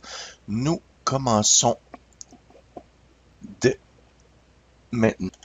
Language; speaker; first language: French; native; French